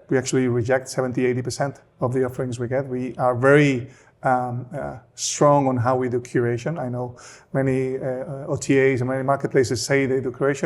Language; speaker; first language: English; non-native, fluent; Spanish